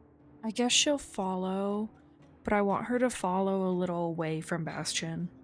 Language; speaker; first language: English; native; English